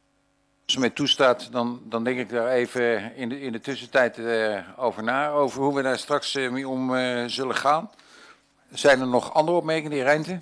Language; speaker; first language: Dutch; native; Dutch